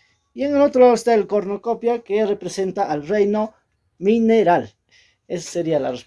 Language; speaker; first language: Spanish; native; Spanish